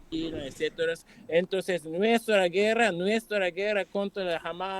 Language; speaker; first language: Spanish; non-native, fluent; Japanese